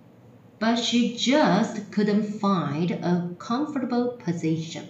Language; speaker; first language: English; non-native, fluent; Chinese